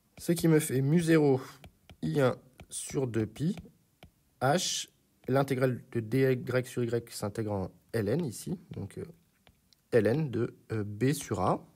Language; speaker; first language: French; native; French